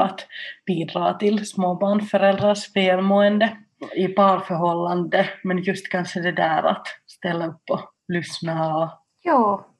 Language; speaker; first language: Swedish; non-native, local second language; Finnish